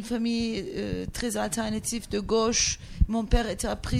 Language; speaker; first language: French; non-native, learner; Turkish